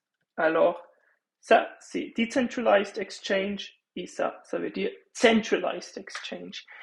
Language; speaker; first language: French; non-native, fluent; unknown